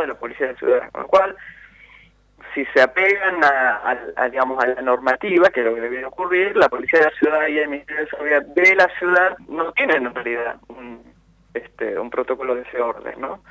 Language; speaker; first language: Spanish; native; Spanish